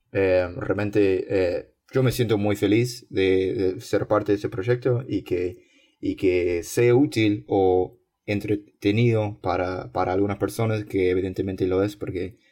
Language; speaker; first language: Spanish; non-native, fluent; English